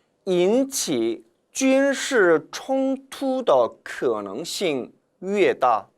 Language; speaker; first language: Chinese; non-native, fluent; Korean